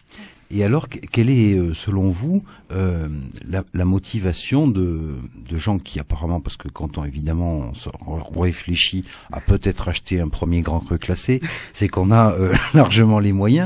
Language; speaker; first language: French; native; French